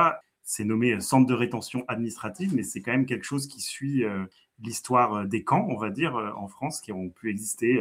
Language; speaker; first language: French; native; French